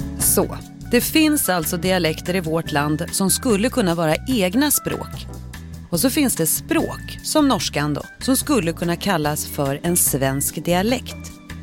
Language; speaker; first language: Swedish; native; Swedish